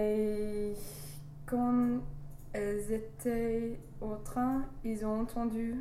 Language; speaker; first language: French; non-native, fluent; English